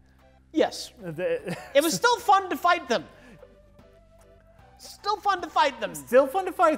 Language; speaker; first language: English; native; English